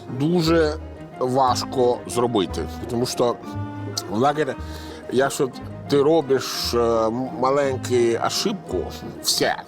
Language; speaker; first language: Ukrainian; non-native, fluent; Italian